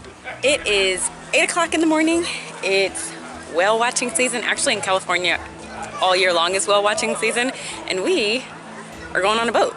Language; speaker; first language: English; native; English